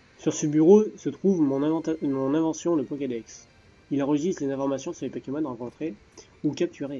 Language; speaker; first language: French; native; French